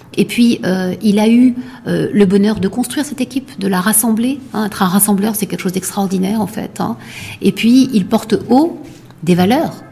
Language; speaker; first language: French; non-native, local second language; Arabic